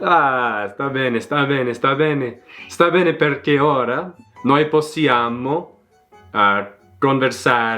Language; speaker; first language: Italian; non-native, learner; English